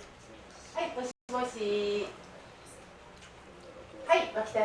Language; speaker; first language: Japanese; native; Japanese